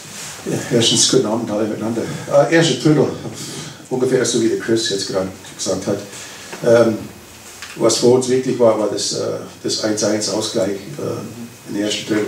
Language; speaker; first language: German; non-native, fluent; English